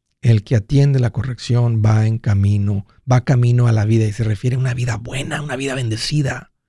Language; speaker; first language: Spanish; early bilingual, heritage; Spanish